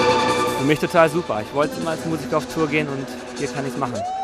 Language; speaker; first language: German; native; German